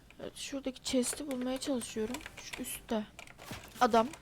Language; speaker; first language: Turkish; native; Turkish